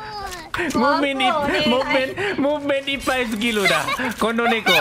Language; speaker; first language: Japanese; non-native, learner; Thai